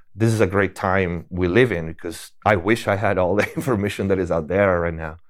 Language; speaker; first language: English; non-native, fluent; Italian